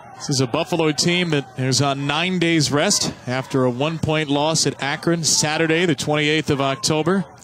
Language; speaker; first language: English; native; English